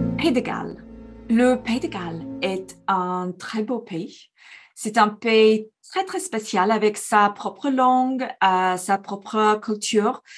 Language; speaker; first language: French; non-native, fluent; English